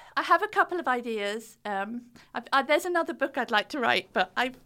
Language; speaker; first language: English; native; English